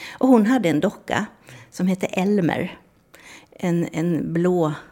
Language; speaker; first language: Swedish; native; Swedish